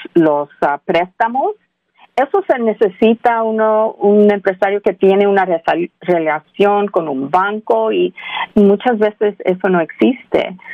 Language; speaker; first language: Spanish; early bilingual, heritage; Spanish